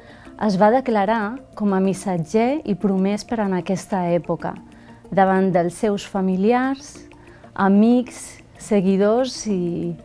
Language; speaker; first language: Catalan; early bilingual, other home language; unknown